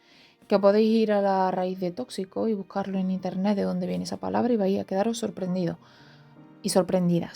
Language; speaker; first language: Spanish; native; Spanish